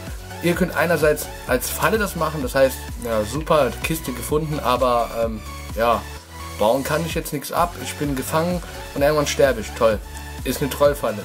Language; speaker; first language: German; native; German